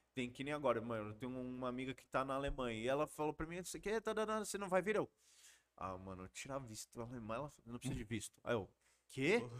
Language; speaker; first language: Portuguese; early bilingual, heritage; Portuguese